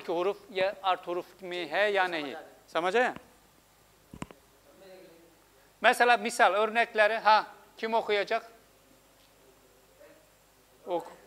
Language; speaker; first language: Turkish; non-native, fluent; Urdu